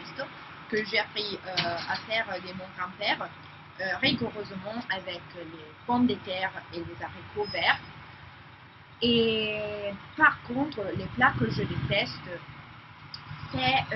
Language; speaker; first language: French; non-native, learner; Italian